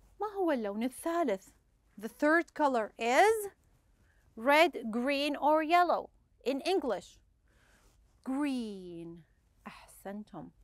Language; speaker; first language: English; non-native, fluent; Arabic